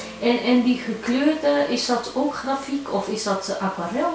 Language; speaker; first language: Dutch; early bilingual, heritage; Turkish